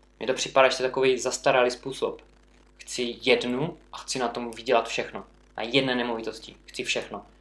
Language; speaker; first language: Czech; native; Czech